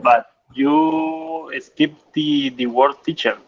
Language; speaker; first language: English; non-native, learner; Spanish